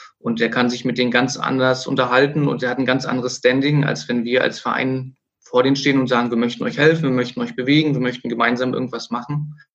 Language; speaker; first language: German; native; German